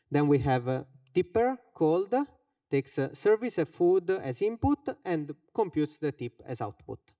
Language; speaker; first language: English; non-native, fluent; Finnish